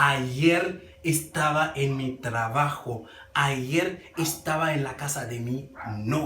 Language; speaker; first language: Spanish; non-native, fluent; Haitian Creole